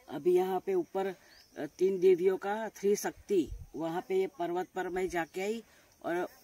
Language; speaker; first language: Hindi; non-native, local second language; Gujarati